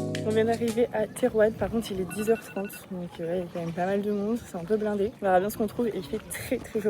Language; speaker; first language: French; native; French